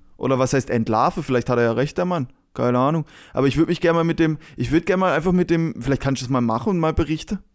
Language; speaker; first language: German; native; German